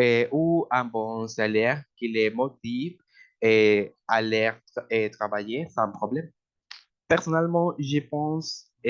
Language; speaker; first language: French; non-native, learner; Spanish